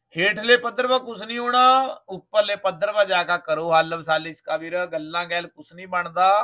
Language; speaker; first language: Hindi; non-native, local second language; Punjabi